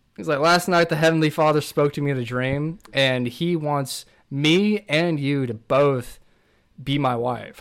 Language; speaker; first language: English; native; English